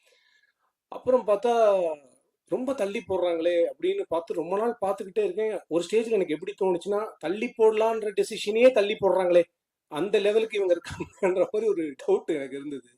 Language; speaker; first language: Tamil; native; Tamil